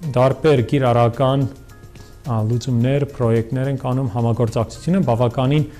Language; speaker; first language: Armenian; early bilingual, heritage; Armenian